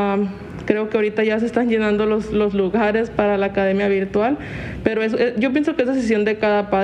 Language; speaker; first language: Spanish; native; Spanish